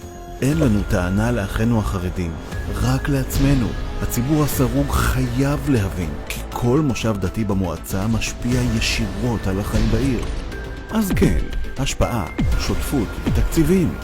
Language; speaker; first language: Hebrew; native; Hebrew